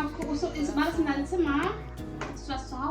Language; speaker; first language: German; non-native, learner; Lingala